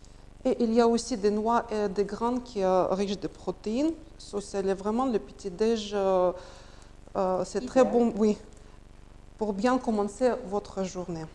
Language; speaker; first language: French; non-native, learner; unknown